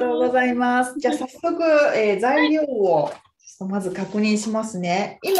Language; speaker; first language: Japanese; native; Japanese